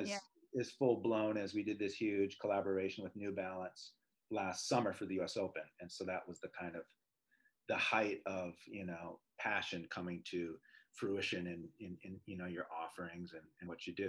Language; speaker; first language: English; native; English